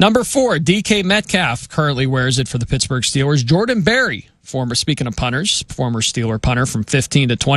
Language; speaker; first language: English; native; English